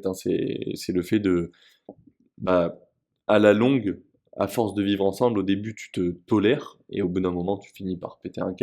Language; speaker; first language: French; native; French